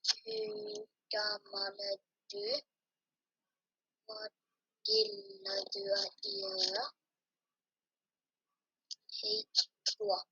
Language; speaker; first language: Swedish; non-native, learner; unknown